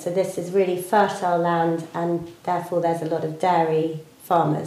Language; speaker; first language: English; native; English